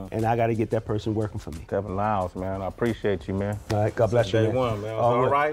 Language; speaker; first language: English; native; English